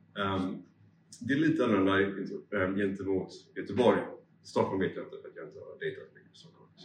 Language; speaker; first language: Swedish; early bilingual, other home language; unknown